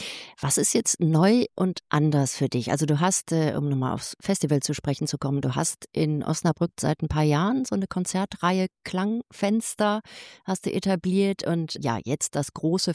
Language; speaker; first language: German; native; German